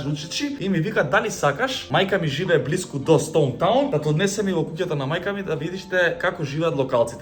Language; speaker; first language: Macedonian; native; Macedonian